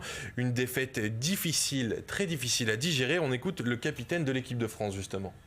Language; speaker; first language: French; native; French